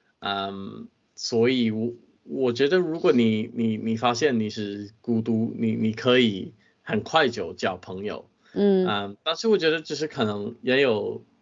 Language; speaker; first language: Chinese; non-native, fluent; English